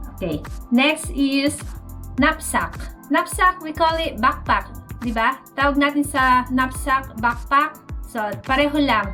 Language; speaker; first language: Filipino; native; Filipino